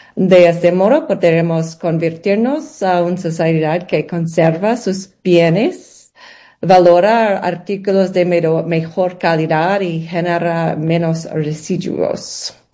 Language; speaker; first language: Spanish; non-native, learner; English